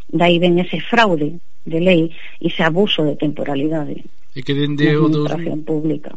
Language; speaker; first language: Galician; non-native, local second language; Spanish